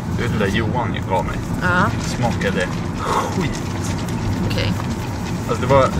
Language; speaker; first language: Swedish; native; Swedish